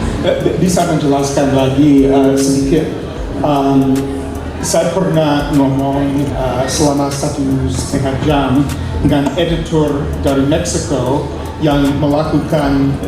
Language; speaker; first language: Indonesian; non-native, fluent; English